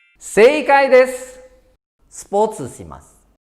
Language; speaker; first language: Japanese; non-native, fluent; Indonesian